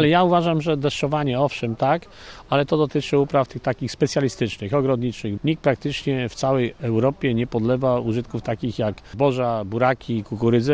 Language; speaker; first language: Polish; native; Polish